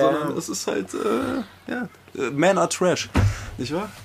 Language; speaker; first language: German; early bilingual, other home language; Spanish